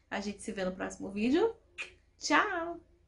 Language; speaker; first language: Portuguese; native; Portuguese